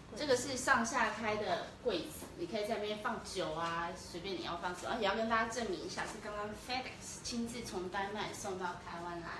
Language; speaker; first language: Chinese; native; Chinese